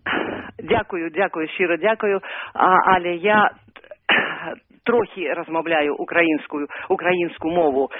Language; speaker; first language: Ukrainian; non-native, learner; Russian